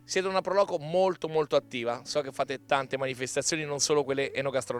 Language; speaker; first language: Italian; native; Italian